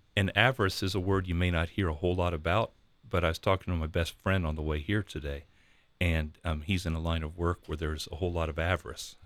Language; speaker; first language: English; native; English